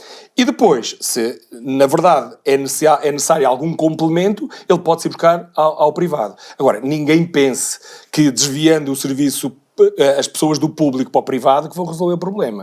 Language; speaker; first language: Portuguese; native; Portuguese